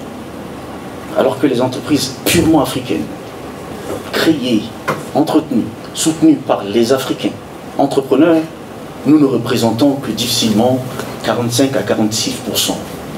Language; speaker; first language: French; non-native, local second language; Sango